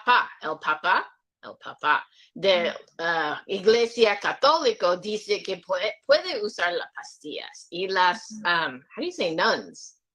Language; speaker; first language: Spanish; non-native, learner; English